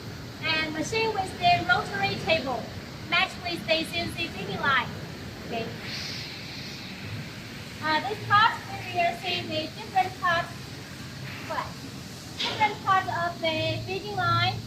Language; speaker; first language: English; non-native, learner; Chinese